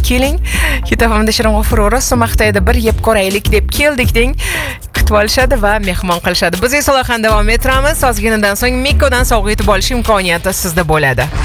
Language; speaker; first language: Uzbek; native; Uzbek